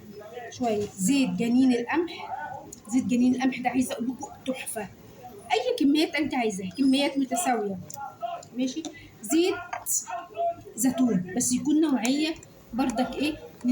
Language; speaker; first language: Arabic; native; Arabic